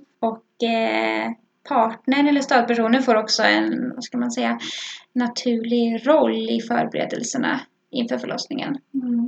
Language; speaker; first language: Swedish; native; Swedish